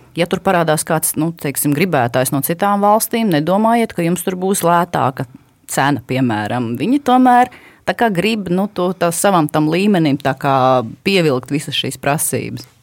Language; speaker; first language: Latvian; native; Latvian